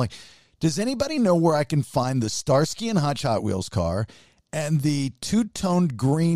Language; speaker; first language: English; native; English